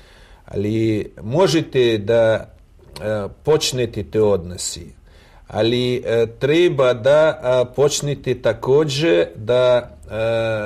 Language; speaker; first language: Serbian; non-native, learner; Russian